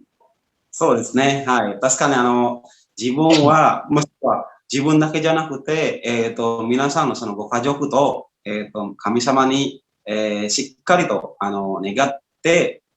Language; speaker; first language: Japanese; non-native, fluent; Indonesian